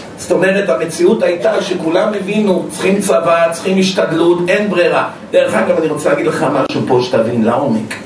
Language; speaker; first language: Hebrew; native; Hebrew